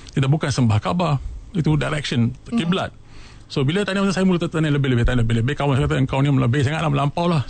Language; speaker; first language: Malay; native; Malay